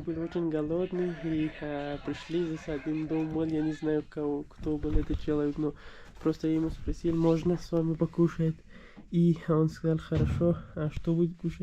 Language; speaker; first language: Russian; non-native, learner; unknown